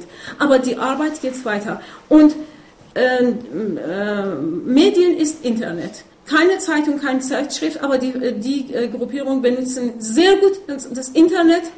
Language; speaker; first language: German; non-native, fluent; Persian